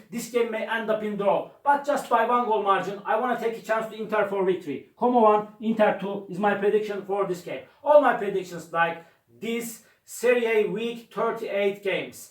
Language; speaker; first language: English; non-native, learner; Turkish